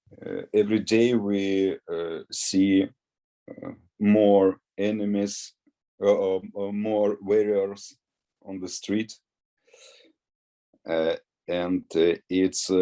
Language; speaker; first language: English; non-native, learner; Ukrainian